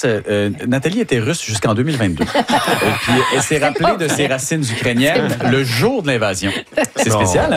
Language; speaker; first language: French; native; French